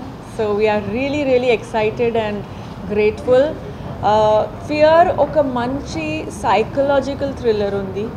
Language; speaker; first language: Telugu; non-native, fluent; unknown